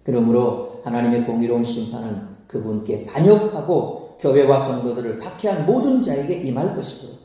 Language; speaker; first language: Korean; native; Korean